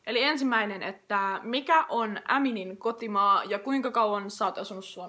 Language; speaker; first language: Finnish; native; Finnish